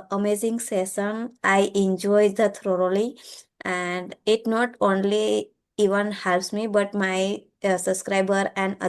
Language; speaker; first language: English; non-native, learner; Gujarati